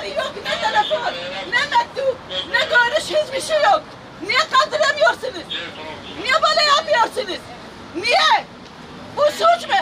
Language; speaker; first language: Turkish; non-native, local second language; Kurdish